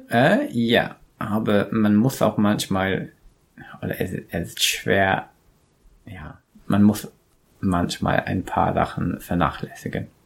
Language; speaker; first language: German; non-native, fluent; English